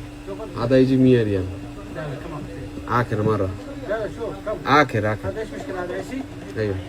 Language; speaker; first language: Arabic; non-native, learner; Bangla